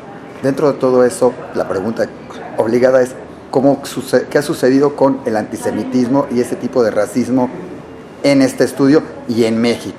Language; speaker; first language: Spanish; native; Spanish